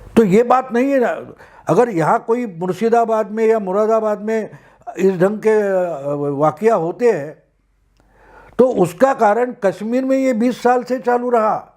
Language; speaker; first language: Hindi; non-native, local second language; Marathi